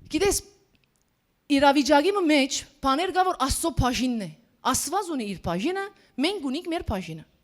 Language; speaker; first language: Armenian; early bilingual, heritage; Armenian